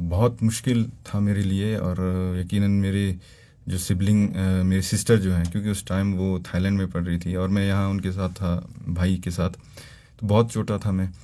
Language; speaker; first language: Urdu; non-native, local second language; Brahui